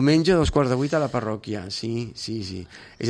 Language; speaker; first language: Catalan; native; Catalan